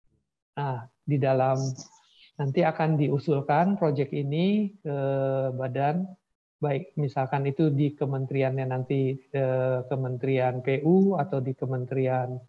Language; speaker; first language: Indonesian; native; Indonesian